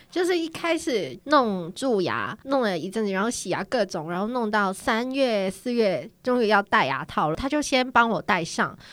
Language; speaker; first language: Chinese; non-native, fluent; Cantonese